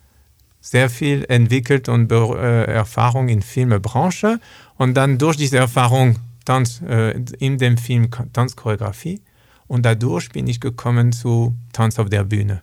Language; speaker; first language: German; non-native, learner; French